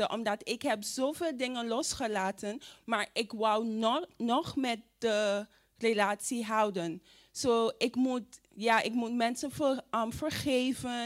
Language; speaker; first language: Dutch; non-native, fluent; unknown